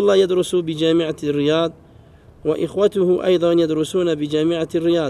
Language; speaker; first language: Arabic; non-native, fluent; French